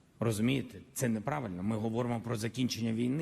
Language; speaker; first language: Ukrainian; non-native, local second language; Russian